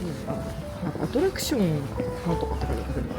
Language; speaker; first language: Japanese; native; Japanese